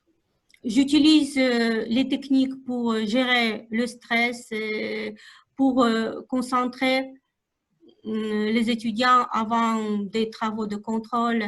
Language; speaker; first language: French; non-native, fluent; Russian